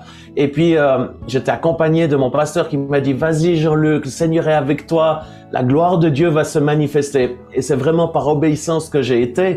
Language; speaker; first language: French; native; French